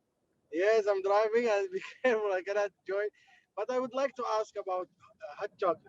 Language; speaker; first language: English; non-native, learner; Arabic